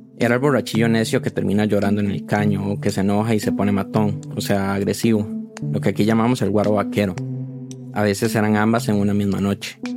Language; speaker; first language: Spanish; native; Spanish